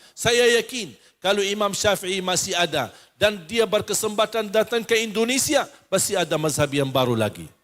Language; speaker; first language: Malay; non-native, fluent; Arabic